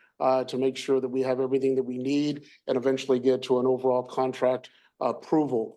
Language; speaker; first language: English; native; English